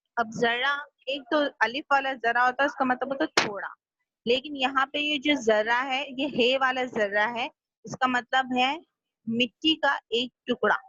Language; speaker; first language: Urdu; native; Urdu